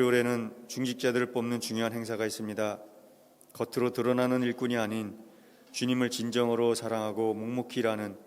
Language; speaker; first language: Korean; native; Korean